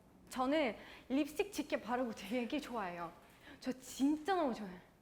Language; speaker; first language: Korean; non-native, fluent; Russian